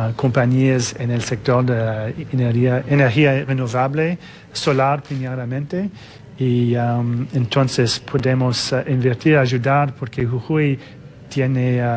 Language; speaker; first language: Spanish; non-native, fluent; French